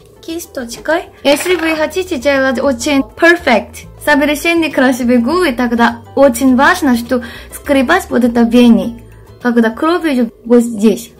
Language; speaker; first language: Russian; non-native, fluent; Korean